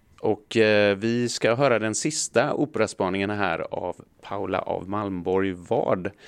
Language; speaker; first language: Swedish; native; Swedish